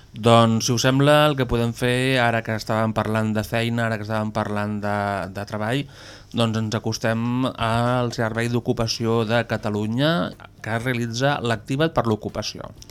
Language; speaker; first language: Catalan; native; Catalan